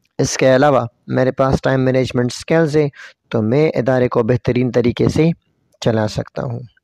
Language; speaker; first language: Urdu; non-native, local second language; Pashto